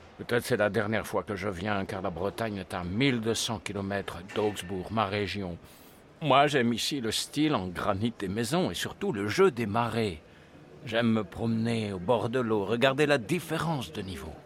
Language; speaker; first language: French; non-native, fluent; Swiss German